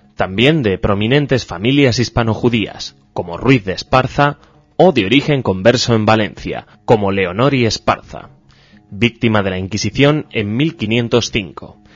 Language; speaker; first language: Spanish; native; Spanish